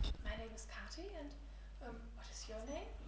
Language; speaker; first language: English; non-native, fluent; German